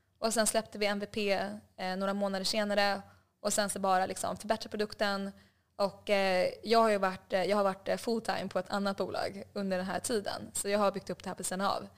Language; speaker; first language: Swedish; native; Swedish